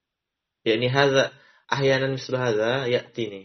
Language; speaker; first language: Arabic; non-native, fluent; Indonesian